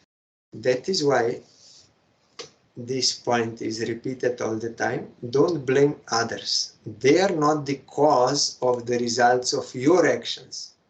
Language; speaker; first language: English; non-native, fluent; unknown